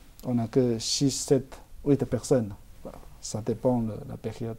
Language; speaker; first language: French; non-native, fluent; Chinese